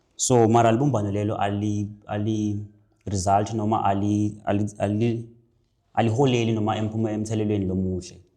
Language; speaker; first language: Zulu; non-native, local second language; Swati